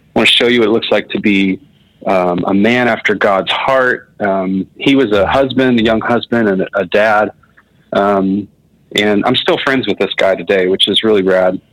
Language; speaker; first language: English; native; English